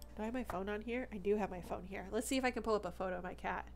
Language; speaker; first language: English; native; English